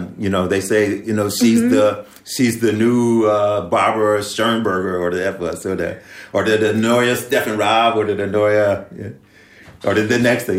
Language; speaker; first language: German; non-native, learner; English